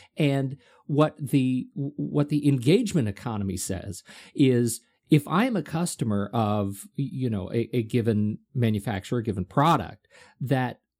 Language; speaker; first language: English; native; English